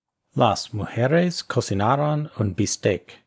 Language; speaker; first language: Spanish; non-native, fluent; English